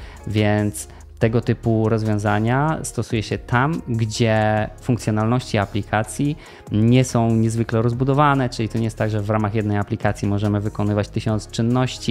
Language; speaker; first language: Polish; native; Polish